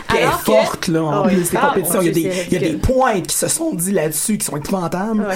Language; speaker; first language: French; native; French